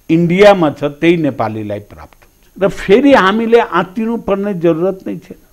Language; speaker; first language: Nepali; non-native, local second language; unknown